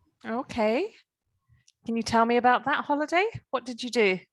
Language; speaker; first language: English; native; English